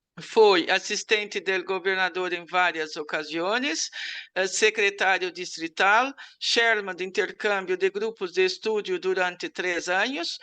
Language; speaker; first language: Portuguese; non-native, learner; Spanish